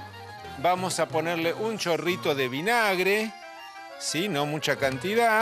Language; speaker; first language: Spanish; native; Spanish